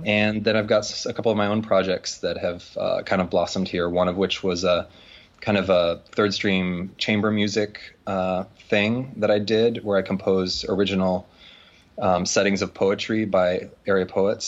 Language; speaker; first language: English; native; English